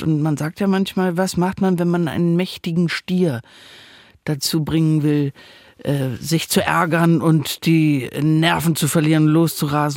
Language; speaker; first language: German; native; German